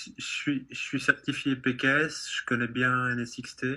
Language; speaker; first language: French; native; French